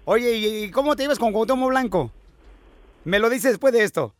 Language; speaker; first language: Spanish; native; Spanish